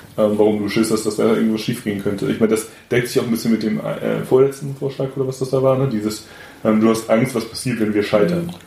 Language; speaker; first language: German; native; German